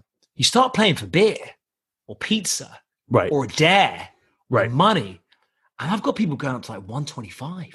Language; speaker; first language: English; native; English